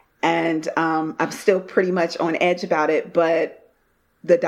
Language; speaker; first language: English; native; English